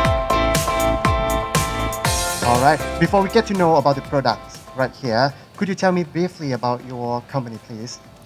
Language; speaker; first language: English; non-native, fluent; Thai